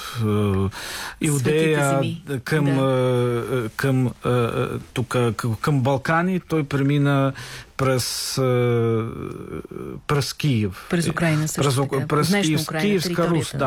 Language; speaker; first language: Bulgarian; non-native, fluent; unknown